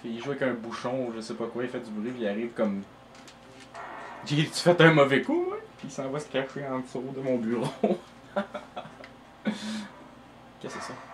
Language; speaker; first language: French; native; French